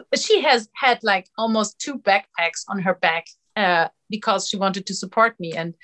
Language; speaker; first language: English; non-native, fluent; German